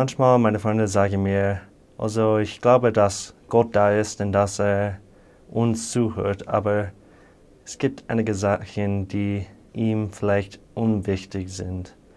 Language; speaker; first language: German; non-native, fluent; English